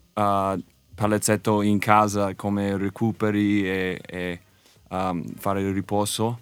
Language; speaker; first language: Italian; non-native, learner; English